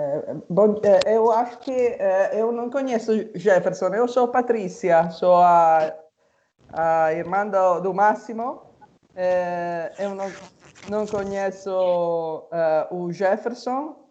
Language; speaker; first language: Portuguese; non-native, fluent; Italian